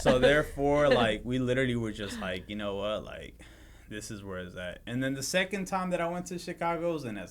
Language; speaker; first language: English; native; English